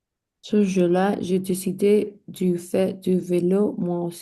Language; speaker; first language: French; non-native, learner; English